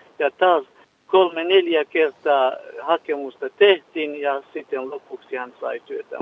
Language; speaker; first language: Finnish; non-native, learner; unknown